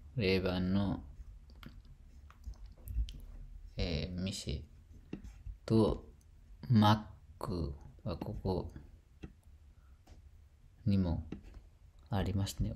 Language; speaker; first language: Japanese; non-native, fluent; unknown